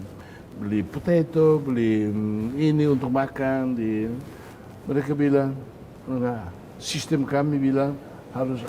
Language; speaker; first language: Indonesian; non-native, fluent; Tetum